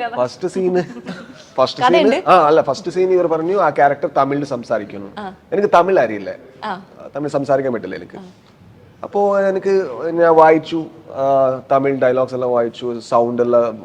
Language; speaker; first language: Malayalam; non-native, learner; Kannada